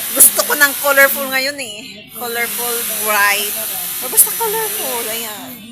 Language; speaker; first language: Filipino; non-native, local second language; Iloko